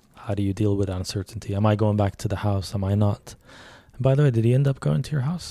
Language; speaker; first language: English; early bilingual, other home language; Arabic